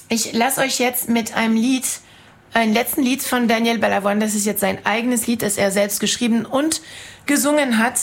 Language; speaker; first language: German; non-native, fluent; French